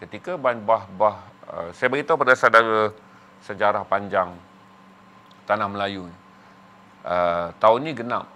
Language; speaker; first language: Malay; native; Malay